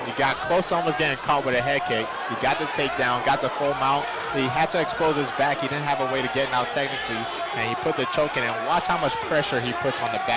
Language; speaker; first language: English; native; English